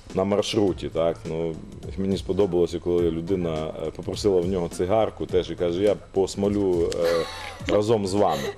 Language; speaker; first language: Ukrainian; native; Ukrainian